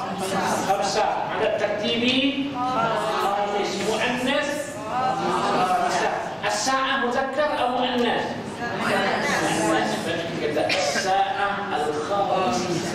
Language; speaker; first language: Arabic; non-native, fluent; Malay